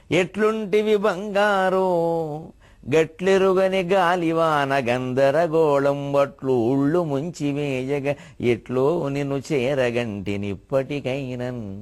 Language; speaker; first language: Telugu; native; Telugu